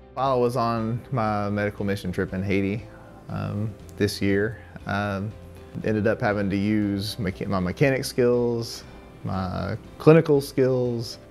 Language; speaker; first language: English; native; English